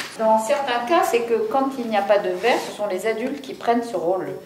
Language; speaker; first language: French; native; French